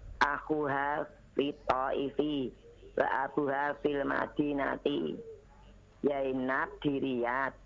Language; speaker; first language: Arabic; non-native, learner; Indonesian